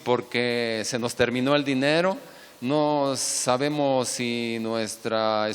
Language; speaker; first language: Spanish; native; Spanish